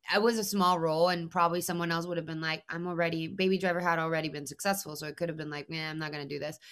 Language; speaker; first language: English; non-native, fluent; Spanish